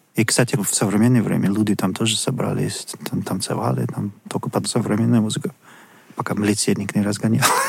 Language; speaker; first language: Russian; non-native, fluent; English